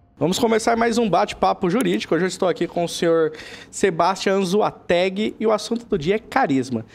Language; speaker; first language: Portuguese; native; Portuguese